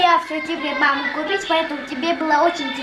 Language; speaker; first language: Russian; early bilingual, heritage; Azerbaijani